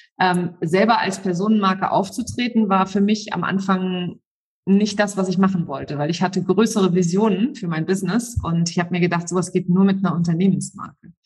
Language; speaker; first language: German; native; German